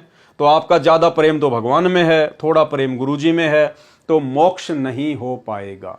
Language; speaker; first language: Hindi; native; Hindi